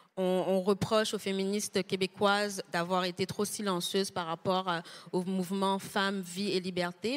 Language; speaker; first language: French; native; French